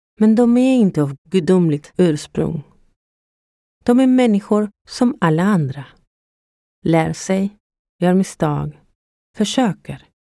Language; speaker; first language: Swedish; non-native, fluent; Spanish